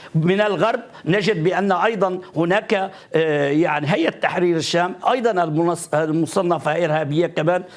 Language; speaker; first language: Arabic; non-native, fluent; Turkish